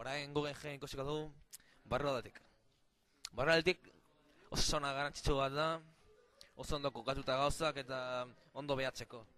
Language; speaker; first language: Basque; non-native, local second language; Spanish